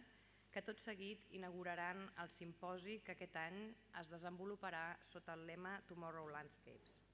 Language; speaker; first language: Catalan; native; Catalan